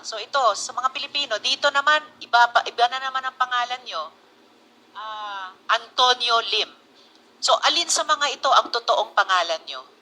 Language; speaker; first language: Filipino; native; Filipino